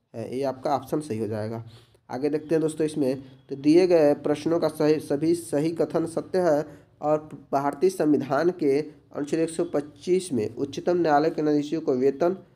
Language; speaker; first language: Hindi; native; Hindi